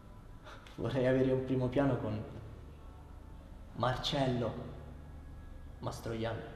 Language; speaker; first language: Italian; native; Italian